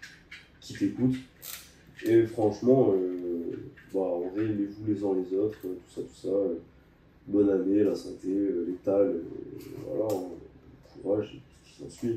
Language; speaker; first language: French; native; French